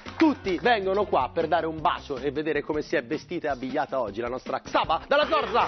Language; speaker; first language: Italian; native; Italian